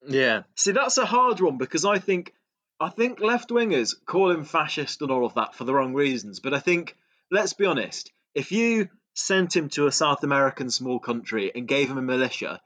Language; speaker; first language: English; native; English